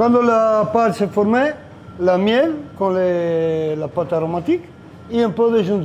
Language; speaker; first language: French; non-native, learner; Italian